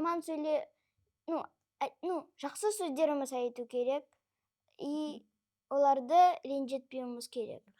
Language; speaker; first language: Kazakh; non-native, local second language; Russian